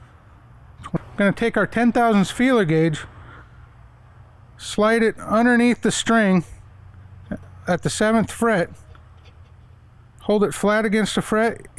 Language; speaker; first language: English; native; English